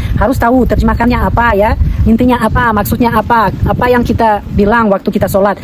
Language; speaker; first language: Indonesian; non-native, fluent; Russian